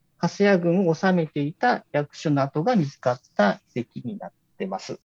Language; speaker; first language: Japanese; native; Japanese